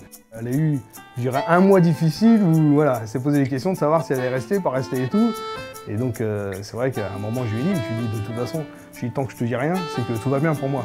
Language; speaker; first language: French; native; French